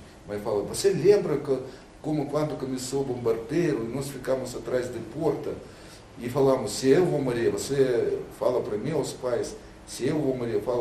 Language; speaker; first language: Portuguese; non-native, learner; Russian